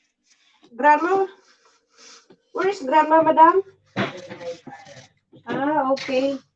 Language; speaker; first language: English; non-native, learner; Filipino